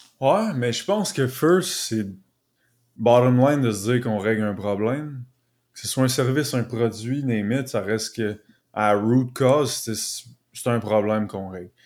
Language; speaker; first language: French; native; French